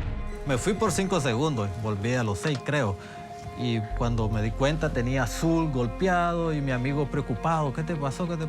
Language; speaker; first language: Spanish; native; Spanish